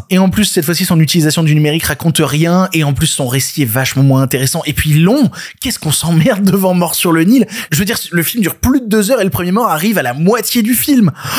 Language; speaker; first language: French; native; French